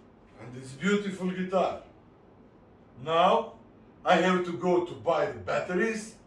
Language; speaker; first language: English; non-native, learner; Italian